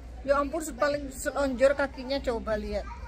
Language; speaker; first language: Indonesian; native; Indonesian